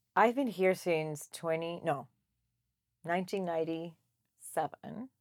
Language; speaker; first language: English; non-native, fluent; Spanish